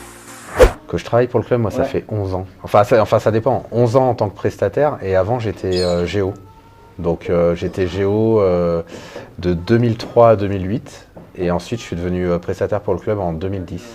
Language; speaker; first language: French; native; French